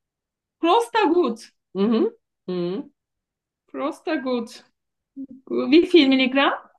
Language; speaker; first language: German; non-native, fluent; Turkish